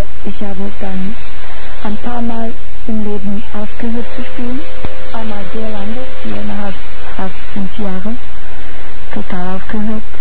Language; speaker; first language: German; non-native, fluent; Portuguese